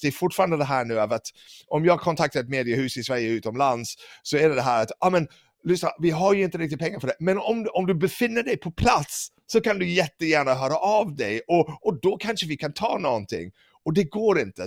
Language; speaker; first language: Swedish; non-native, fluent; English